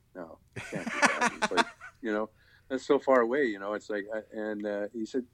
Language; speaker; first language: English; native; English